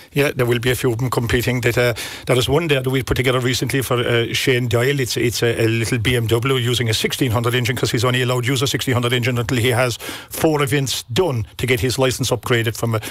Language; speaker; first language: English; native; English